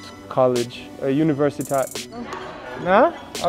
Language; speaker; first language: German; non-native, learner; English